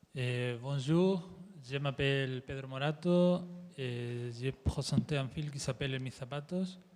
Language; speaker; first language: French; non-native, fluent; Spanish